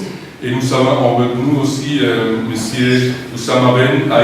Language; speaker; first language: French; non-native, fluent; Spanish